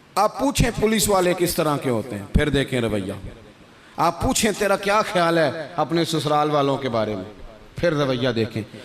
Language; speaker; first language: Urdu; non-native, local second language; Punjabi